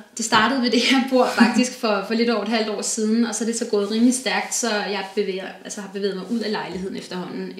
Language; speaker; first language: Danish; native; Danish